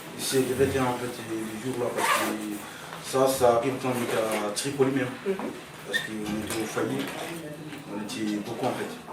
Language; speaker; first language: French; non-native, local second language; Soninke